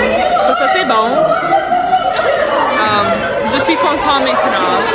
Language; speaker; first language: French; non-native, local second language; English